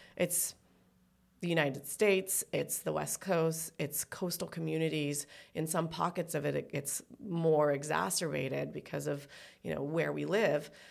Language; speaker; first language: English; early bilingual, other home language; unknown